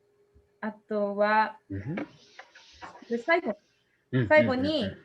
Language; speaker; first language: Japanese; non-native, fluent; English